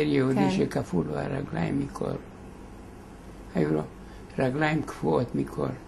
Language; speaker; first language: Hebrew; non-native, fluent; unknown